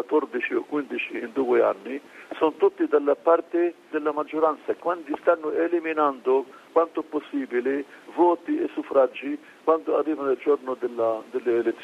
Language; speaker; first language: Italian; non-native, fluent; Arabic